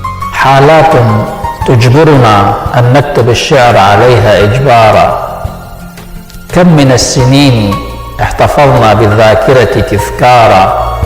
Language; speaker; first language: Arabic; native; Arabic